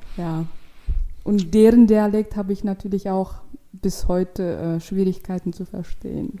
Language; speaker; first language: German; non-native, fluent; Russian